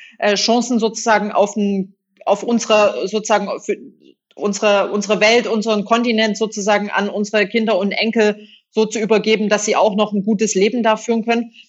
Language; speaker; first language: German; native; German